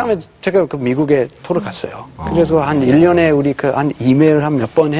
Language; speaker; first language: Korean; non-native, fluent; English